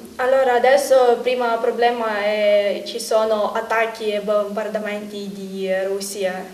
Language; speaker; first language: Italian; non-native, learner; Ukrainian